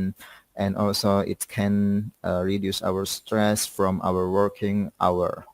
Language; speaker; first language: English; non-native, learner; Indonesian